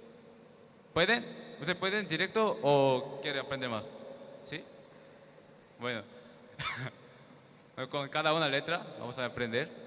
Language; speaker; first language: Spanish; non-native, learner; Korean